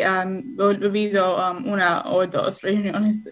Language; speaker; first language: Spanish; non-native, learner; English